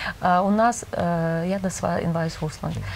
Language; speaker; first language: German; non-native, fluent; Russian